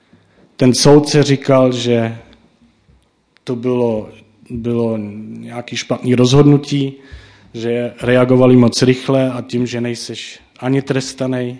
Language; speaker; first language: Czech; non-native, fluent; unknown